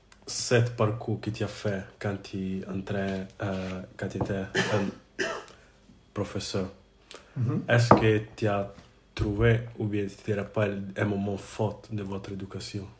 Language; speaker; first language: French; non-native, learner; English